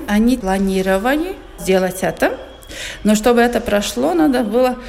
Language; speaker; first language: Russian; non-native, local second language; Latvian